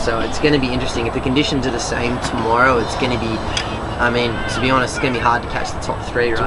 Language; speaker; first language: English; native; English